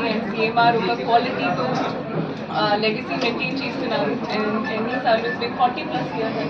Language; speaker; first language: Telugu; non-native, learner; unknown